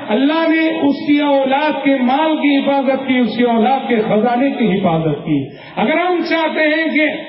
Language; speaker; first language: Urdu; native; Urdu